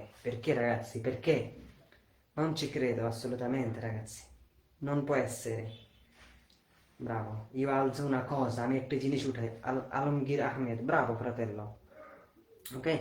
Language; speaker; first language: Italian; non-native, fluent; Bangla